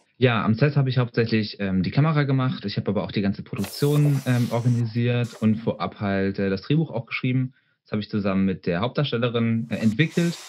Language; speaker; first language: German; native; German